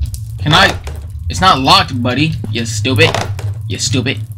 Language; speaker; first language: English; native; English